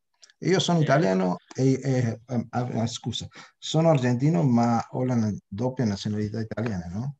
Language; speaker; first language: Italian; early bilingual, heritage; Spanish